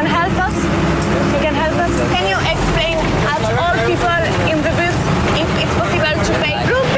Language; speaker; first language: English; non-native, learner; French